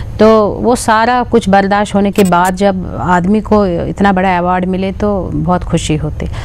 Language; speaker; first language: Hindi; non-native, local second language; Kashmiri